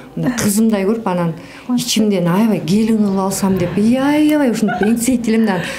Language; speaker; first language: Kyrgyz; native; Kyrgyz